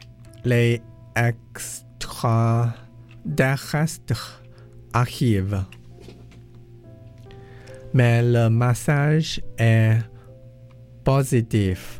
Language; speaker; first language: French; non-native, learner; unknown